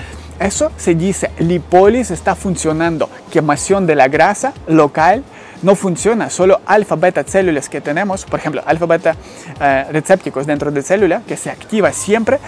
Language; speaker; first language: Spanish; non-native, fluent; Ukrainian